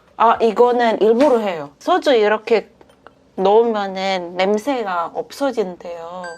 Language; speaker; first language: Korean; non-native, fluent; Indonesian